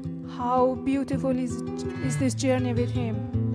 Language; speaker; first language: English; non-native, fluent; Persian